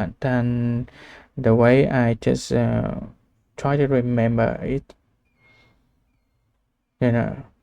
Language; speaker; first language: English; non-native, learner; Vietnamese